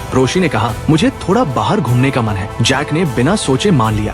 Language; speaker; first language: Hindi; native; Hindi